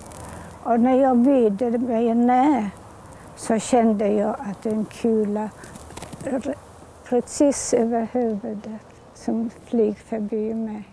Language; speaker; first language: Swedish; non-native, fluent; Polish